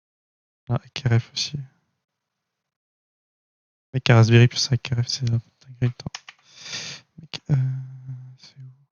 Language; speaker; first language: French; native; French